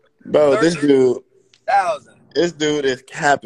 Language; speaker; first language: English; native; English